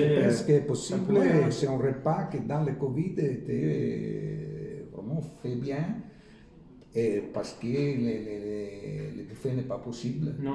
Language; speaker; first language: French; non-native, learner; Italian